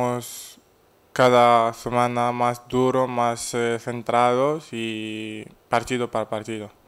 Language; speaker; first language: Spanish; non-native, fluent; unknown